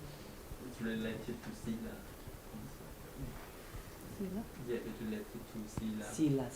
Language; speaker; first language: English; non-native, learner; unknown